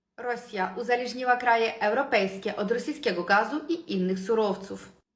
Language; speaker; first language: Polish; non-native, fluent; Ukrainian